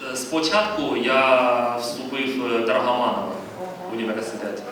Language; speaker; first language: Ukrainian; non-native, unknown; Chinese